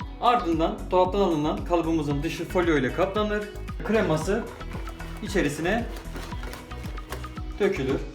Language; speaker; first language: Turkish; native; Turkish